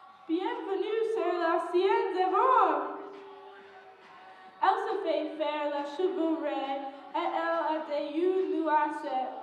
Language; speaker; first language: French; non-native, learner; English